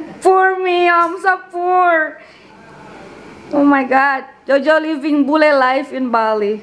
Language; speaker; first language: English; non-native, fluent; Indonesian